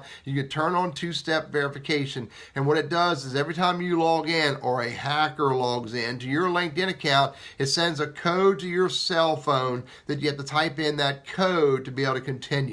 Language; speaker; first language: English; native; English